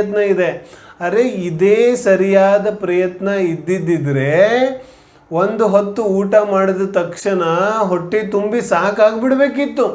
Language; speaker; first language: Kannada; non-native, local second language; Hindi